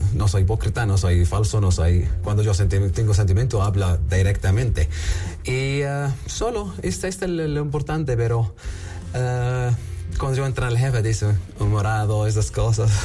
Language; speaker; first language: Spanish; non-native, learner; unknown